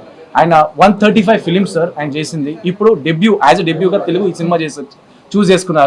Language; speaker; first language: Telugu; native; Telugu